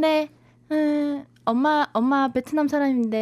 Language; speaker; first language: Korean; non-native, learner; Vietnamese